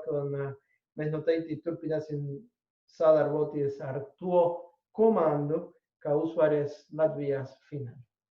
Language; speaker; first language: Latvian; non-native, fluent; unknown